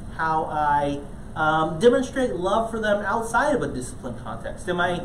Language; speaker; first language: English; native; English